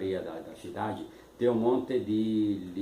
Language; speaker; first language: Portuguese; non-native, fluent; Italian